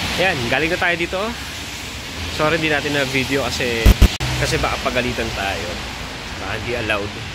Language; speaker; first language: Filipino; native; Filipino